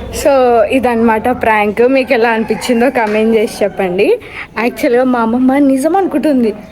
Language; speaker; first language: Telugu; non-native, local second language; Lambadi